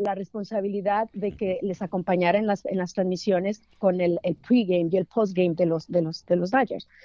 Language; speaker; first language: Spanish; native; Spanish